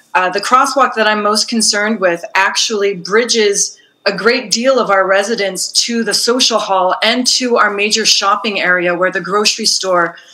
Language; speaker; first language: English; native; English